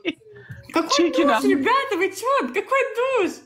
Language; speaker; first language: Russian; native; Russian